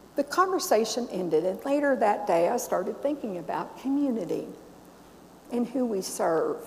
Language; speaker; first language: English; native; English